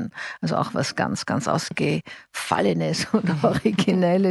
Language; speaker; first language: German; native; German